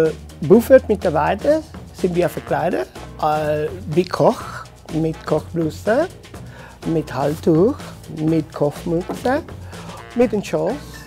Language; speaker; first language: German; non-native, learner; Spanish